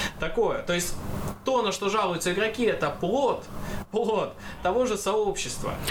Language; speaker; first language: Russian; non-native, local second language; Kazakh